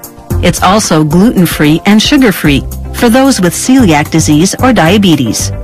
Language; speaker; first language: English; native; English